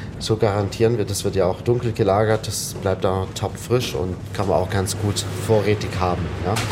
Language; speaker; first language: German; non-native, fluent; Arabic